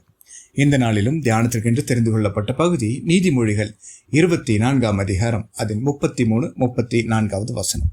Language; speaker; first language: Tamil; native; Tamil